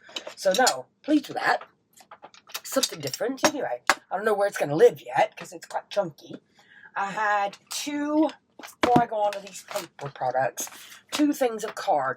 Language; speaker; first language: English; native; English